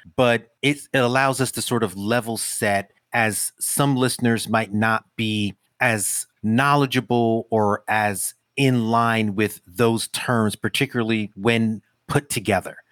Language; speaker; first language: English; native; English